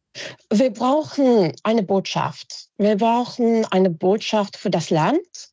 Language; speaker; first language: German; non-native, fluent; English